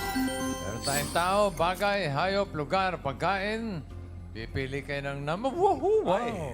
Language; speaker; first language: Filipino; native; Filipino